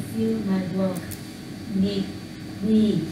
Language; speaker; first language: English; non-native, learner; Vietnamese